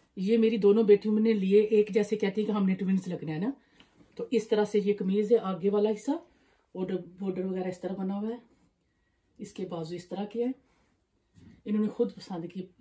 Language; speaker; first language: Urdu; non-native, local second language; Punjabi